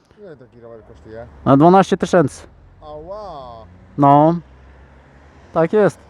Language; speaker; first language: Polish; non-native, fluent; Ukrainian